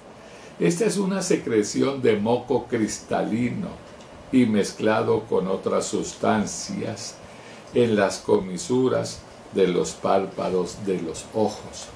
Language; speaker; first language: Spanish; native; Spanish